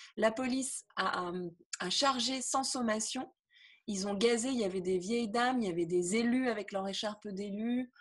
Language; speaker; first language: French; native; French